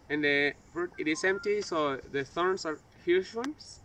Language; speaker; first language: English; non-native, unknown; Spanish